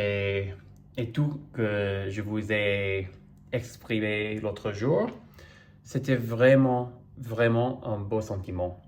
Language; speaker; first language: French; non-native, fluent; English